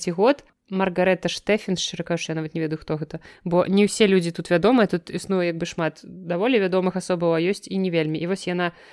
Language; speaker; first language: Belarusian; non-native, local second language; Russian